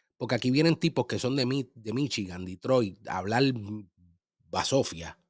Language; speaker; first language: Spanish; early bilingual, heritage; Spanish